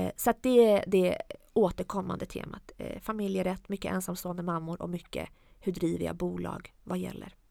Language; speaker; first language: Swedish; early bilingual, other home language; Arabic